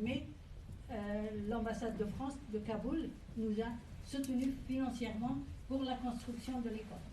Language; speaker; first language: French; non-native, fluent; Persian